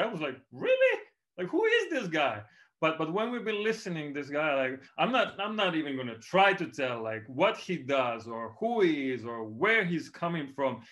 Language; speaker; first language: English; non-native, fluent; Estonian